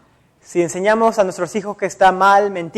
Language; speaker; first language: Spanish; native; Spanish